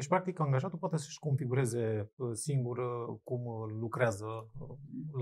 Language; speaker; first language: Romanian; native; Romanian